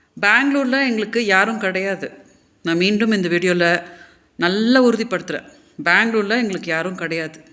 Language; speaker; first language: Tamil; native; Tamil